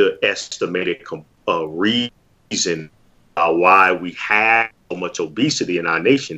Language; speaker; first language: English; native; English